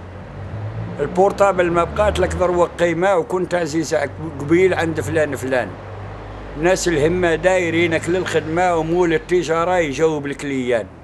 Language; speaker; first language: Arabic; native; Arabic